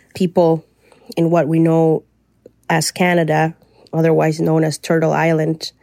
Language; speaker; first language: English; non-native, fluent; Spanish